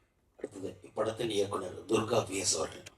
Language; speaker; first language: Tamil; native; Tamil